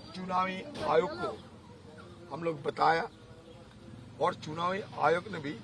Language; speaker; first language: Hindi; non-native, local second language; Bangla